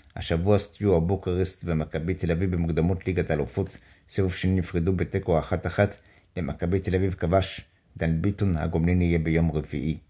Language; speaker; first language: Hebrew; native; Hebrew